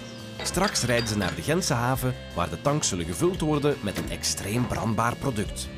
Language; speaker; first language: Dutch; native; Dutch